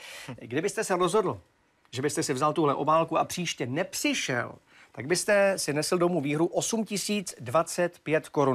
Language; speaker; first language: Czech; native; Czech